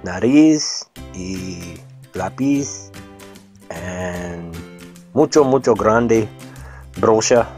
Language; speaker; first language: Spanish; non-native, learner; English